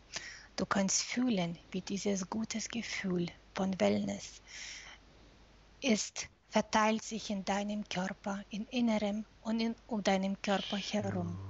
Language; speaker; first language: German; non-native, fluent; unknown